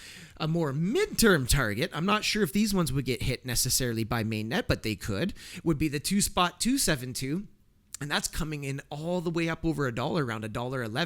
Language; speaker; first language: English; native; English